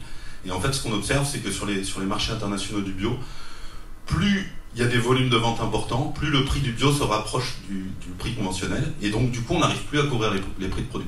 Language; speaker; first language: French; native; French